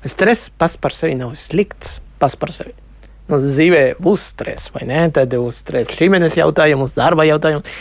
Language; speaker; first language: Latvian; non-native, local second language; Russian